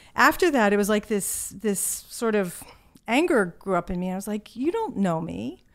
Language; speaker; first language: English; native; English